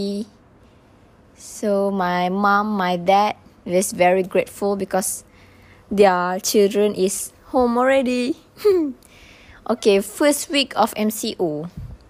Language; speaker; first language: English; non-native, local second language; Malay